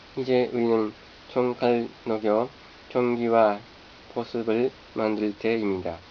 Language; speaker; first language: Korean; non-native, fluent; Japanese